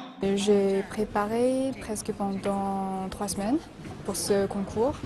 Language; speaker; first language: French; non-native, fluent; Chinese